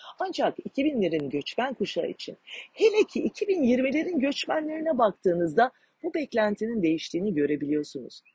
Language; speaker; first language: Turkish; native; Turkish